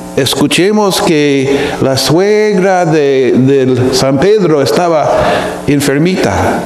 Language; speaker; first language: Spanish; non-native, fluent; English